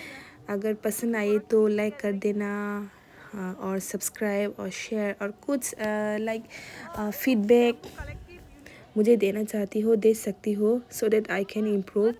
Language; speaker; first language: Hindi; non-native, local second language; Kok Borok